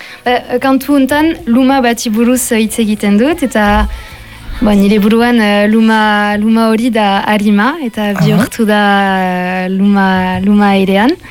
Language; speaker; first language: Basque; non-native, local second language; French